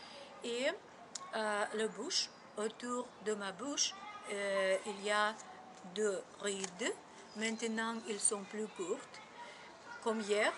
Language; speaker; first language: French; non-native, learner; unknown